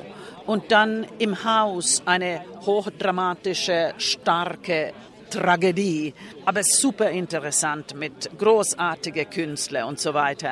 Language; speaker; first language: German; non-native, fluent; Finnish